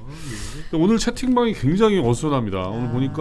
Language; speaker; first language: Korean; native; Korean